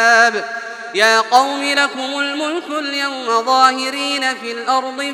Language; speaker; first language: Arabic; native; Arabic